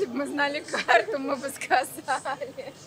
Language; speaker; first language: Russian; native; Russian